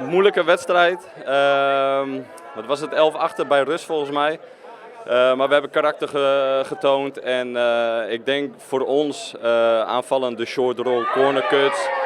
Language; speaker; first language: Dutch; native; Dutch